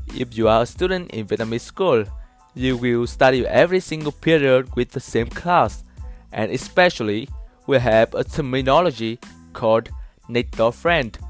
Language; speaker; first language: English; non-native, learner; Vietnamese